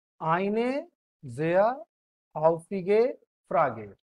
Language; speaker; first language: German; non-native, fluent; Hindi